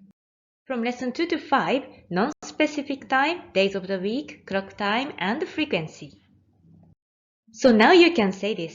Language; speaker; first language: English; non-native, fluent; Japanese